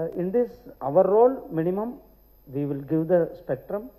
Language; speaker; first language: English; non-native, local second language; Tamil